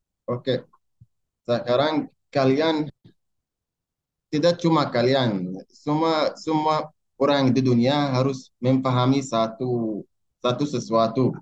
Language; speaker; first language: Indonesian; non-native, learner; Arabic